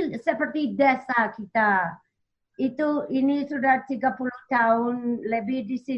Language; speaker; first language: Indonesian; non-native, learner; English